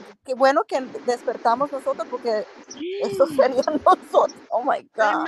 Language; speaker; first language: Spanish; early bilingual, heritage; Spanish